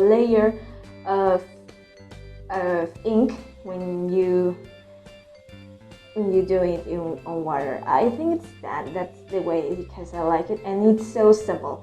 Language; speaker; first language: English; non-native, learner; Spanish